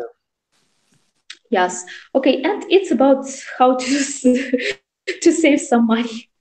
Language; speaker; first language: English; non-native, learner; Russian